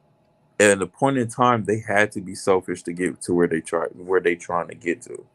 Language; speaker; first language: English; native; English